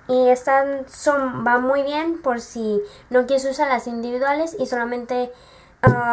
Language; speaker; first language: Spanish; native; Spanish